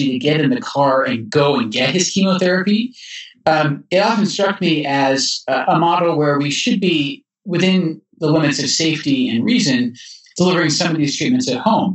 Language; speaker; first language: English; native; English